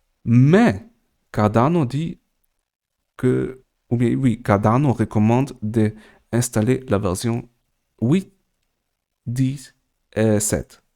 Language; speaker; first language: French; non-native, learner; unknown